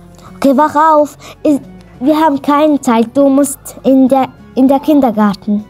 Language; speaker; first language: German; non-native, learner; Arabic